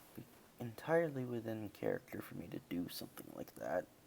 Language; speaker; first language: English; native; English